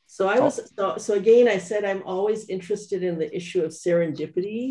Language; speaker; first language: English; native; English